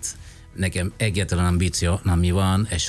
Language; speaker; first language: Hungarian; non-native, fluent; Italian